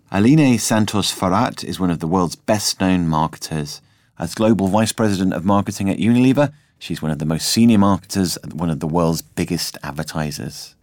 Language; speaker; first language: English; native; English